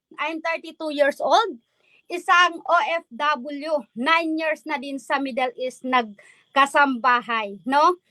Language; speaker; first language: Filipino; non-native, local second language; Waray